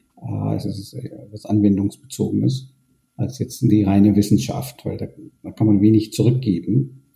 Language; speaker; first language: German; early bilingual, other home language; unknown